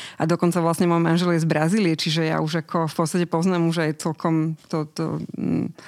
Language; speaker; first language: Slovak; native; Slovak